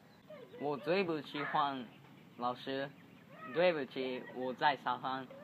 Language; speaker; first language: Chinese; non-native, learner; English